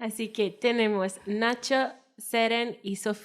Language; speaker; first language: Spanish; non-native, fluent; Welsh